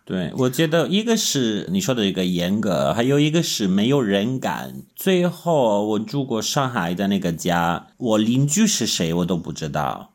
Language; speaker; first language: Chinese; non-native, fluent; Italian